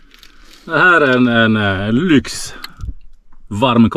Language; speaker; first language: Swedish; native; Swedish